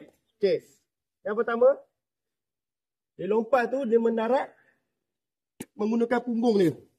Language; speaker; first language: Malay; native; Malay